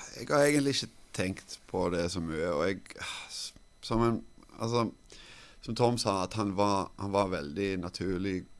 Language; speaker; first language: Norwegian; non-native, fluent; Finnish